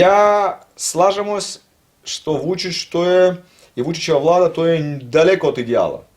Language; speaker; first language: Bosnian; non-native, learner; Russian